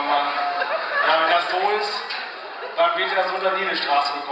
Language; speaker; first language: German; native; German